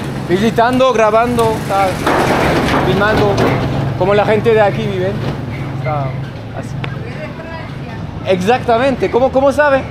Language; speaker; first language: Spanish; non-native, learner; French